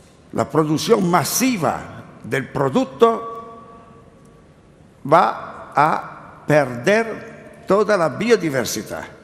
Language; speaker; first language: Spanish; non-native, learner; Italian